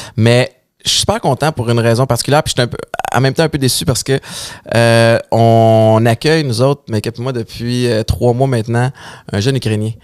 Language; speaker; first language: French; native; French